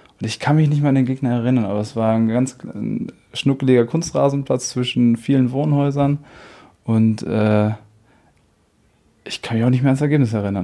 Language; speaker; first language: German; native; German